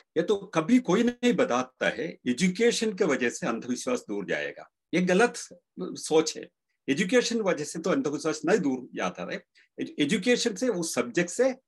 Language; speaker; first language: Hindi; non-native, local second language; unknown